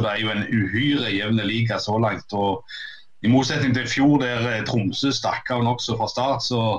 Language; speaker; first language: Norwegian; native; Norwegian